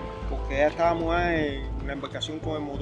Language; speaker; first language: Spanish; native; Spanish